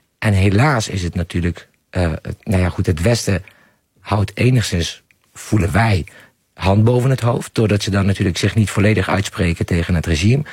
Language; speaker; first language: Dutch; non-native, fluent; Persian